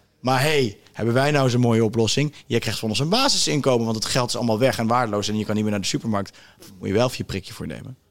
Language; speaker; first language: Dutch; native; Dutch